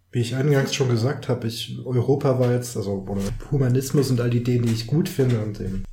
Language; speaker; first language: German; native; German